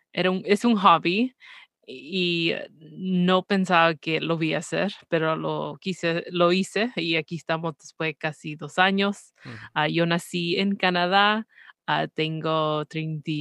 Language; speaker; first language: Spanish; early bilingual, heritage; Spanish